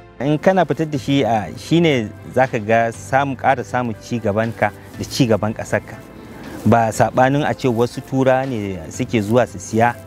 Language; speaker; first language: Hausa; native; Hausa